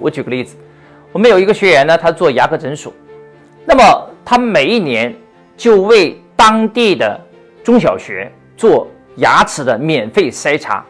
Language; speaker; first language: Chinese; native; Chinese